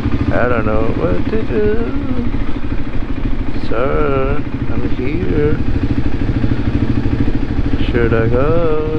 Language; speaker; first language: English; non-native, fluent; Portuguese